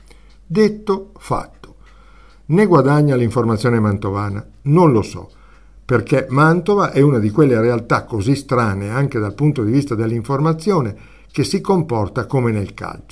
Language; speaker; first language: Italian; native; Italian